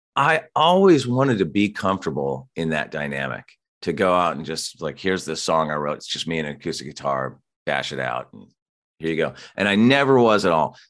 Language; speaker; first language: English; native; English